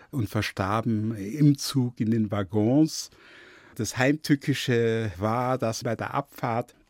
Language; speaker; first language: German; early bilingual, other home language; Yiddish